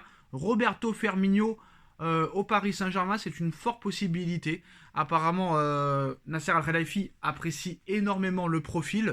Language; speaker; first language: French; native; French